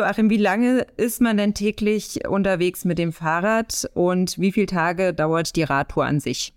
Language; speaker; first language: German; native; German